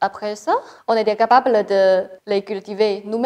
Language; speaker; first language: French; non-native, fluent; Chinese